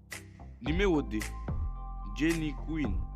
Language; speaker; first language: French; non-native, local second language; Haitian Creole